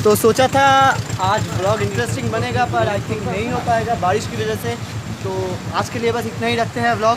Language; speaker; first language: Hindi; non-native, local second language; Bangla